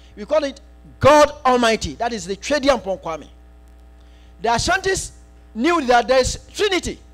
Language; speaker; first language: English; non-native, local second language; Akan